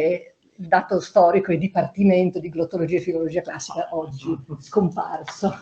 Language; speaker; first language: Italian; native; Italian